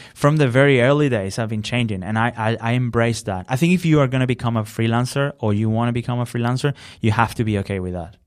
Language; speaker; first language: English; non-native, fluent; Spanish